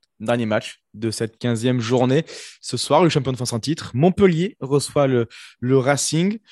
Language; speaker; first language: French; native; French